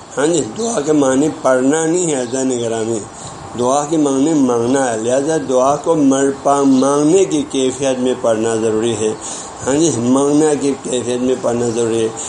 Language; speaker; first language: Urdu; non-native, local second language; Balti